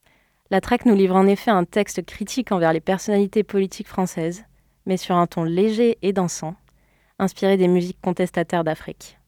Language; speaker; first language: French; native; French